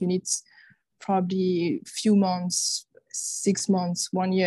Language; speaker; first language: English; non-native, fluent; French